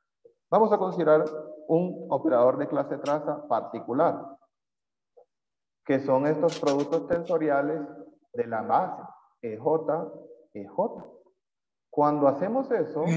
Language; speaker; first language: Spanish; native; Spanish